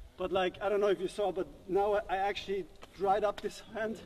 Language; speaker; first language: English; non-native, fluent; German